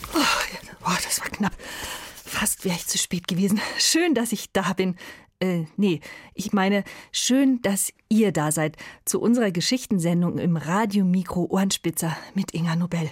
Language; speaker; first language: German; native; German